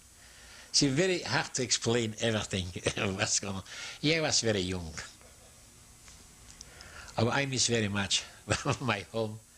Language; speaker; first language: English; non-native, learner; Yiddish